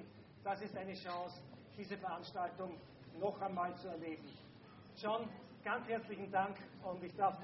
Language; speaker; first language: German; native; German